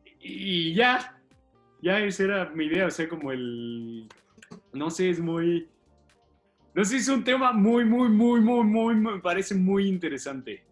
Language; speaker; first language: Spanish; native; Spanish